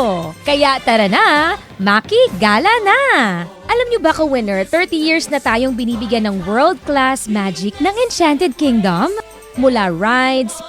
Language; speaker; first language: Filipino; native; Filipino